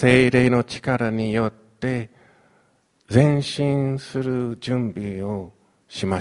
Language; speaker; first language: Japanese; non-native, fluent; Chinese